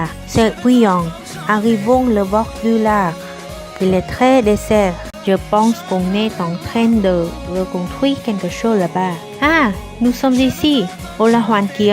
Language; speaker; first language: French; non-native, learner; Vietnamese